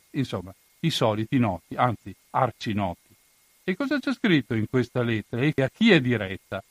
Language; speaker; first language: Italian; native; Italian